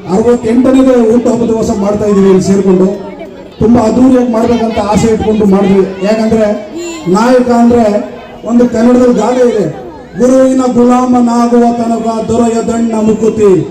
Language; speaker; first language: Kannada; non-native, local second language; Urdu